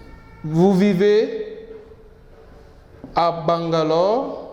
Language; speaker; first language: French; non-native, fluent; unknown